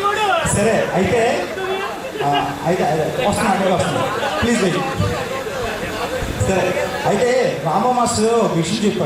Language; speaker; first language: Telugu; native; Telugu